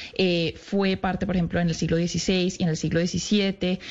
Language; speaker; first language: Spanish; native; Spanish